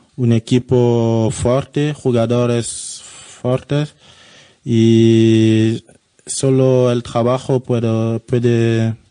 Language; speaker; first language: Spanish; non-native, learner; French